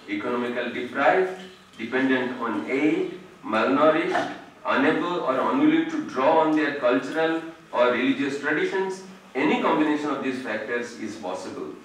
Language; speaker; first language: English; non-native, local second language; Odia